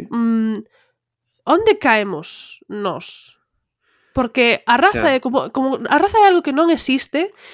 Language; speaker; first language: Galician; native; Galician